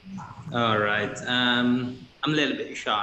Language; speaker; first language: English; non-native, fluent; Indonesian